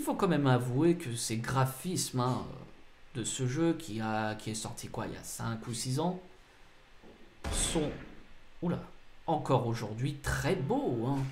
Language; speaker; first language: French; native; French